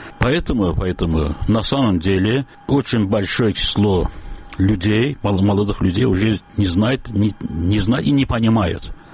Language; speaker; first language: Russian; non-native, local second language; Azerbaijani